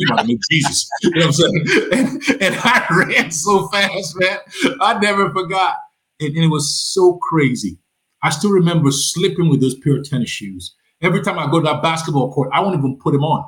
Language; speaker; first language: English; non-native, local second language; Yoruba